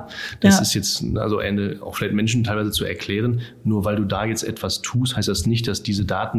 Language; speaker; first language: German; native; German